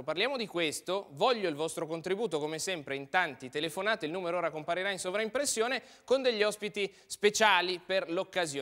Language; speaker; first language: Italian; native; Italian